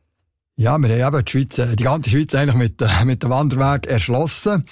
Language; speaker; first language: German; native; German